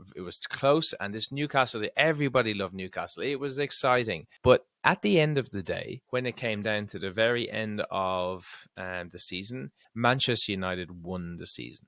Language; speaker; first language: English; native; English